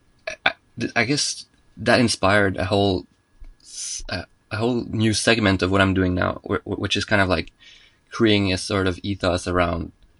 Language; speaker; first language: English; non-native, fluent; French